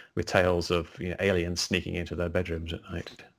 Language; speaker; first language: English; native; English